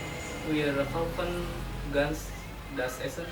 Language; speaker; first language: German; non-native, learner; Indonesian